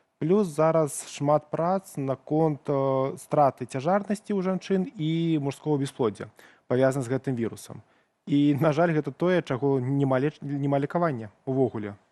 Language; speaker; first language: Belarusian; non-native, local second language; Russian